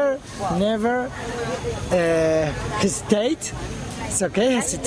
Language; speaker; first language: English; non-native, learner; Spanish